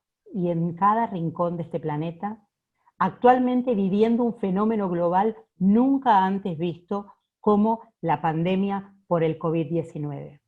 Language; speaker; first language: Spanish; native; Spanish